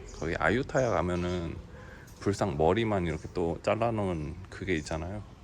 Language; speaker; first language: Korean; native; Korean